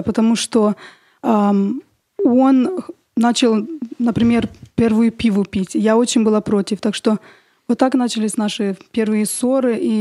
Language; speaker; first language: Russian; early bilingual, heritage; Russian